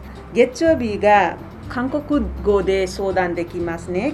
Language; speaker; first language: Japanese; non-native, fluent; Nepali